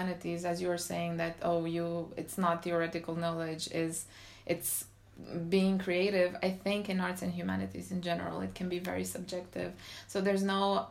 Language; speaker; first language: English; non-native, fluent; Romanian